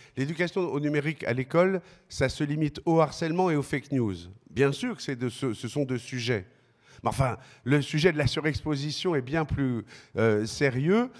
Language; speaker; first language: French; native; French